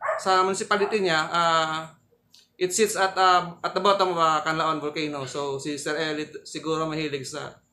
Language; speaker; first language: Filipino; non-native, local second language; Hiligaynon